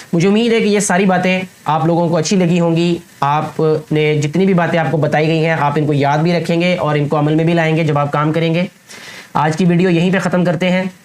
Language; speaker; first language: Urdu; non-native, local second language; Punjabi